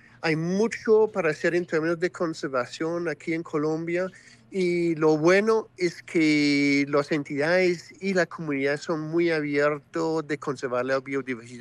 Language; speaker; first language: Spanish; non-native, fluent; English